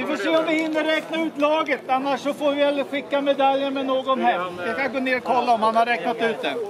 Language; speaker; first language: Swedish; native; Swedish